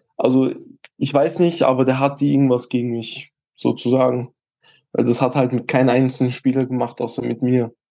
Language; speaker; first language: German; early bilingual, other home language; Albanian